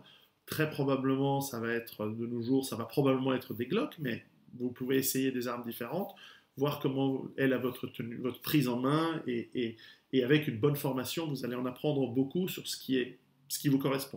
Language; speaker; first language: French; native; French